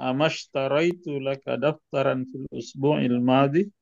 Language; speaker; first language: Arabic; non-native, learner; Indonesian